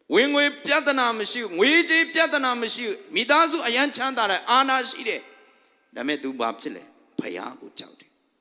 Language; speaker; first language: Burmese; non-native, local second language; Tedim Chin